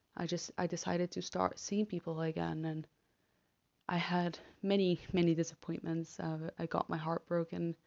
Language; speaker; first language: English; non-native, fluent; Spanish